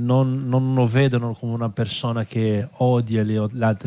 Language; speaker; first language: Italian; non-native, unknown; Portuguese